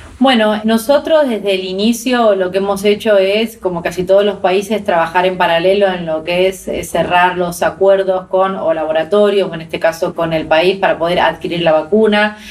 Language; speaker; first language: Spanish; native; Spanish